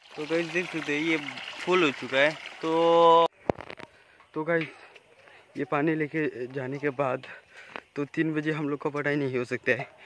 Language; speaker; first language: Hindi; non-native, local second language; Bangla